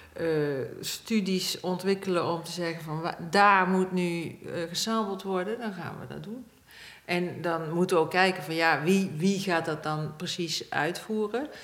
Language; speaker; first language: Dutch; native; Dutch